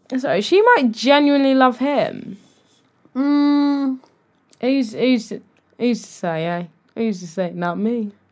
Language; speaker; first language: English; native; English